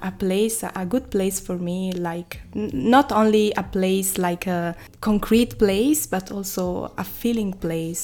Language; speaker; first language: English; non-native, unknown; Italian